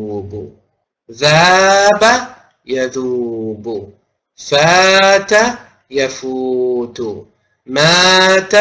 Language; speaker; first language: Arabic; non-native, fluent; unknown